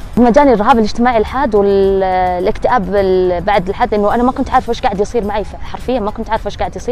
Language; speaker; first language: Arabic; native; Arabic